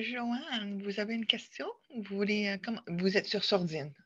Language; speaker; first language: French; native; French